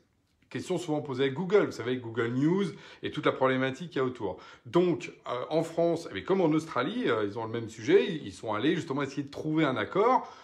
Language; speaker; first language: French; native; French